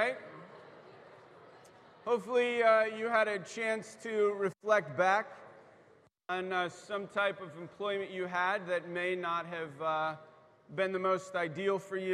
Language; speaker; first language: English; native; English